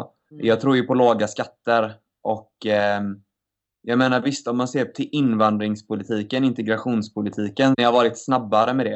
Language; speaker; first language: Swedish; native; Swedish